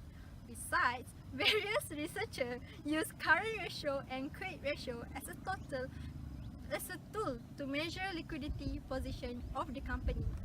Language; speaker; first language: English; non-native, learner; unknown